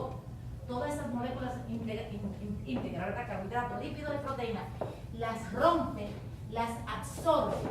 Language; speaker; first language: Spanish; native; Spanish